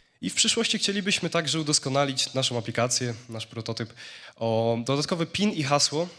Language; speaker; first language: Polish; native; Polish